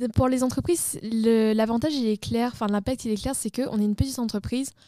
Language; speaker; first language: French; native; French